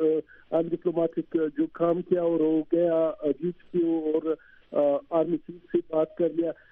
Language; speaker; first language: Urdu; non-native, learner; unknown